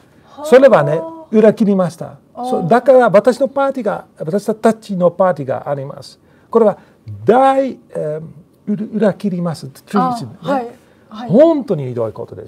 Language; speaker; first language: Japanese; non-native, learner; Dutch